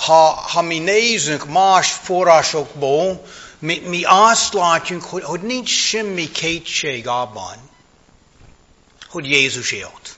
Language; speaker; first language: Hungarian; non-native, fluent; English